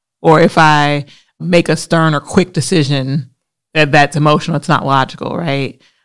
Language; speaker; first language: English; early bilingual, other home language; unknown